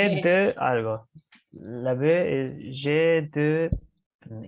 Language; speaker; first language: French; non-native, learner; Spanish